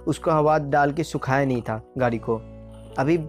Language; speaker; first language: Hindi; non-native, local second language; Bangla